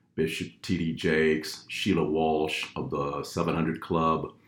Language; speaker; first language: English; native; English